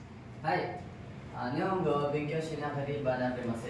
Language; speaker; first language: Japanese; non-native, learner; Filipino